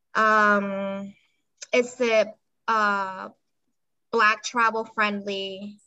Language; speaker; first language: English; non-native, fluent; Spanish